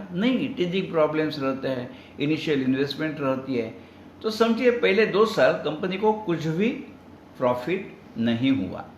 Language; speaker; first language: Hindi; non-native, local second language; Marathi